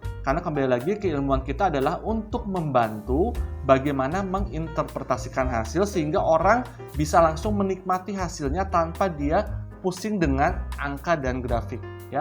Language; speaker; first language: Indonesian; native; Indonesian